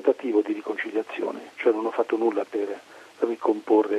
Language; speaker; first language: Italian; native; Italian